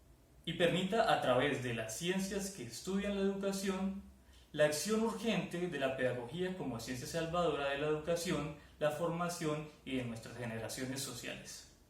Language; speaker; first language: Spanish; native; Spanish